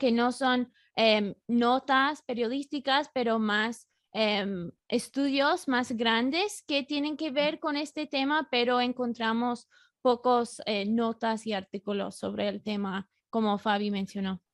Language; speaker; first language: Spanish; non-native, fluent; English